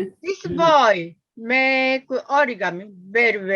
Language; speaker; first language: English; non-native, learner; Japanese